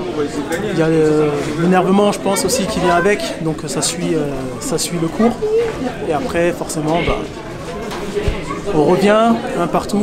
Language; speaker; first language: French; native; French